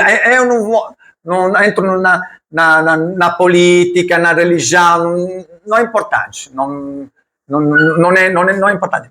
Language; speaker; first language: Portuguese; non-native, learner; Italian